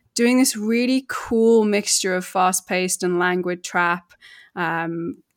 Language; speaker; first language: English; native; English